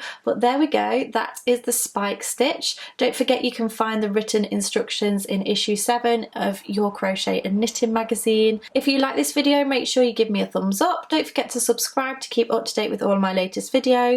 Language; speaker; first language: English; native; English